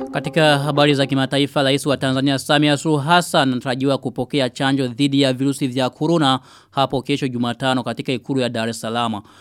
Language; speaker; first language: Swahili; non-native, local second language; Rundi